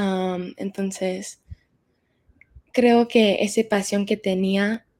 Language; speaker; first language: Spanish; early bilingual, heritage; Spanish